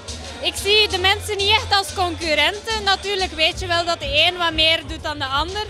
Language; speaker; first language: Dutch; native; Dutch